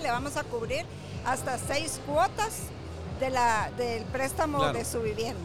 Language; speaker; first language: Spanish; native; Spanish